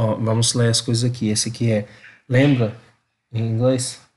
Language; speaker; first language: Portuguese; non-native, learner; English